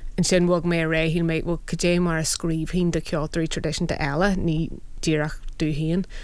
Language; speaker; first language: Irish; non-native, local second language; English